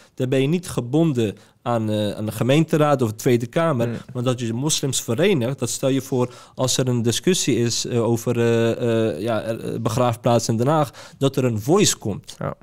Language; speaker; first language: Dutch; early bilingual, other home language; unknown